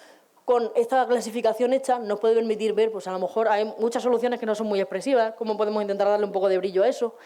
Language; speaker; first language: Spanish; native; Spanish